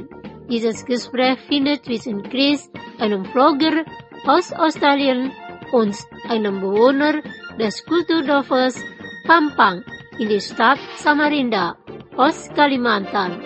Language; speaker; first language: German; non-native, fluent; Indonesian